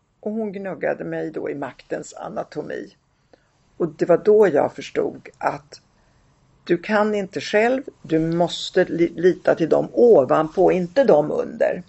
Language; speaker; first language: Swedish; early bilingual, other home language; Italian